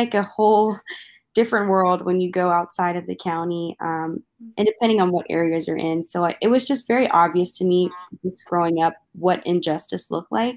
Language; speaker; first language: English; native; English